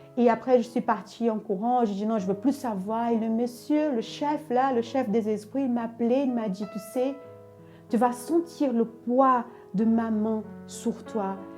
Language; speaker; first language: French; non-native, fluent; Portuguese